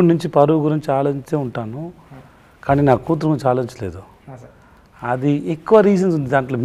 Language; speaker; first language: Telugu; non-native, learner; Tamil